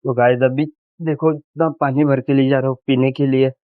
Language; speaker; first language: Hindi; non-native, local second language; Marathi